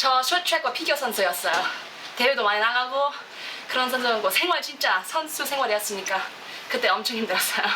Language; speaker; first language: Korean; non-native, fluent; English